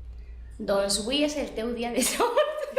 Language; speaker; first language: Catalan; non-native, local second language; Spanish